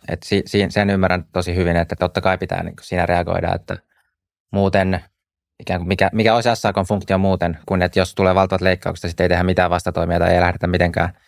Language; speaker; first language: Finnish; native; Finnish